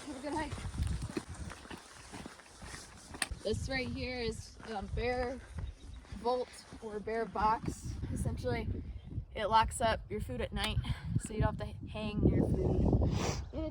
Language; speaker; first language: English; native; English